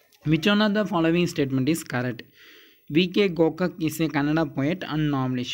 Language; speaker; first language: English; non-native, local second language; Tamil